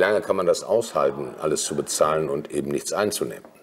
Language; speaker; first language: German; native; German